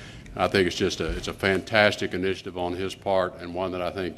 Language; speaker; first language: English; native; English